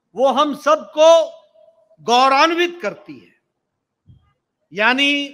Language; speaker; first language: Hindi; native; Hindi